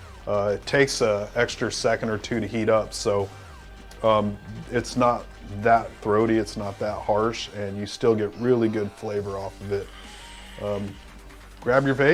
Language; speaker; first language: English; native; English